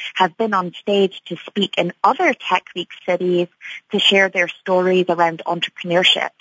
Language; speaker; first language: English; native; English